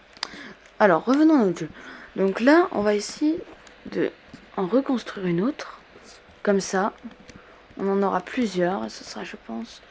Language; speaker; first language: French; native; French